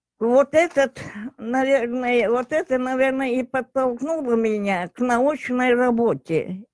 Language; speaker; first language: Russian; non-native, local second language; Tajik